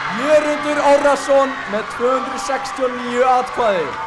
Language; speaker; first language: Icelandic; native; Icelandic